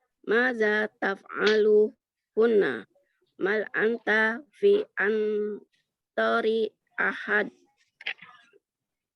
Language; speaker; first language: Arabic; non-native, learner; Indonesian